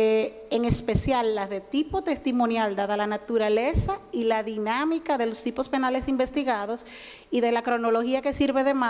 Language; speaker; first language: Spanish; native; Spanish